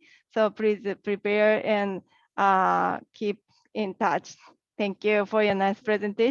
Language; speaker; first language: English; non-native, learner; Japanese